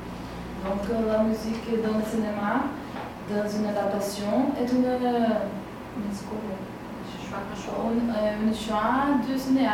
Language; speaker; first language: French; non-native, fluent; Portuguese